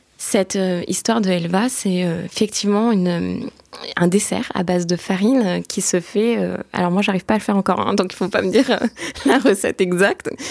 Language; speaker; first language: French; early bilingual, other home language; Turkish